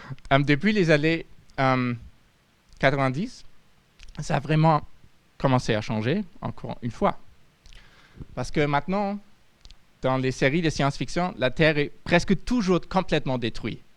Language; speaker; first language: French; non-native, fluent; German